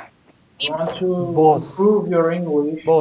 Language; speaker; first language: English; non-native, learner; Persian